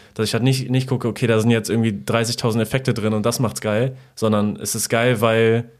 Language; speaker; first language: German; early bilingual, other home language; Polish